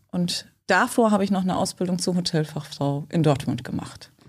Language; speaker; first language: German; early bilingual, other home language; Turkish